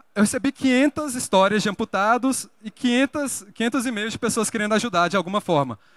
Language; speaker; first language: Portuguese; native; Portuguese